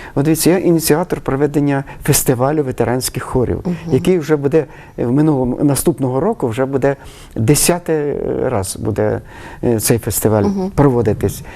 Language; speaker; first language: Ukrainian; native; Ukrainian